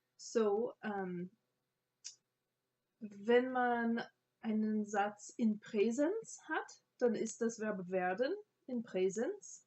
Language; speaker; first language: German; non-native, fluent; English